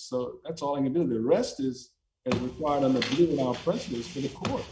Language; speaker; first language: English; native; English